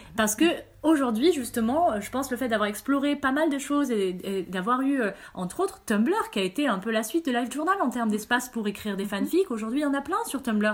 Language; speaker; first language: French; early bilingual, other home language; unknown